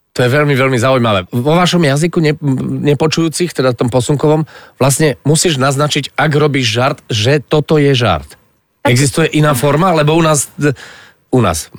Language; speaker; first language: Slovak; native; Slovak